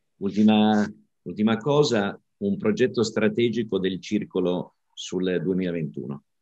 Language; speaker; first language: Italian; native; Italian